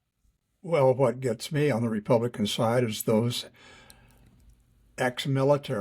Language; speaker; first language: English; native; English